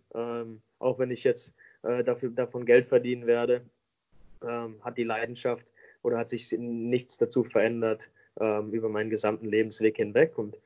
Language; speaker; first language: German; native; German